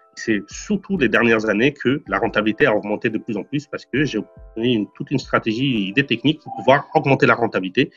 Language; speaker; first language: French; non-native, fluent; Portuguese